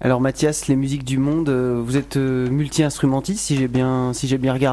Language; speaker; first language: French; native; French